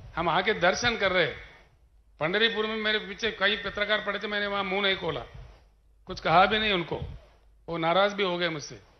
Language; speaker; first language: Hindi; non-native, local second language; Telugu